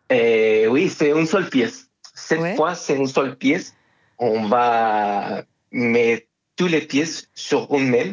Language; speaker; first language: French; non-native, fluent; Spanish